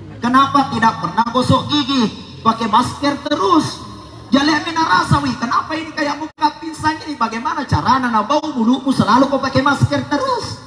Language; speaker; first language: Indonesian; non-native, local second language; Buginese